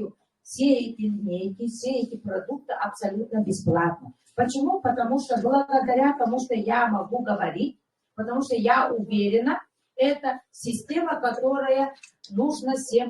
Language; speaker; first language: Russian; non-native, local second language; Yakut